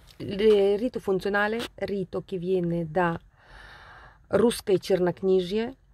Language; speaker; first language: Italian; non-native, fluent; Russian